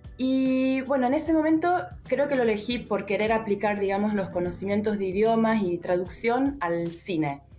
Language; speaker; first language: Spanish; early bilingual, heritage; Spanish